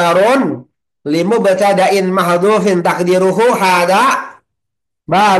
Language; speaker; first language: Arabic; non-native, fluent; Indonesian